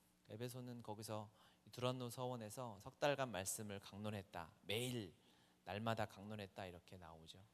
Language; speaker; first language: Korean; native; Korean